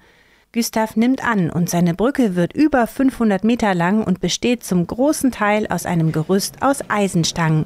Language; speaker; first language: German; native; German